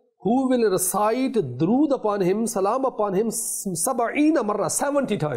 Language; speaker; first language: English; non-native, local second language; Urdu